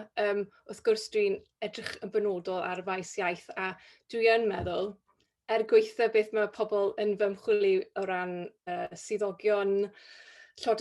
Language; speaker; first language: Welsh; native; Welsh